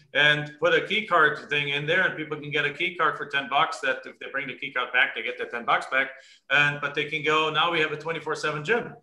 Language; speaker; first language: English; non-native, fluent; German